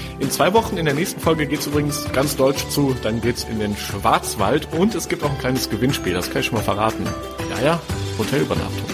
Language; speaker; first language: German; native; German